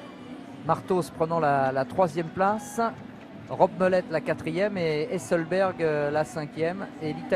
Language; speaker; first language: French; native; French